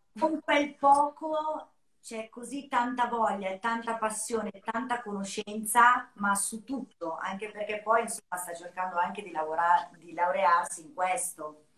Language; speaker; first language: Italian; native; Italian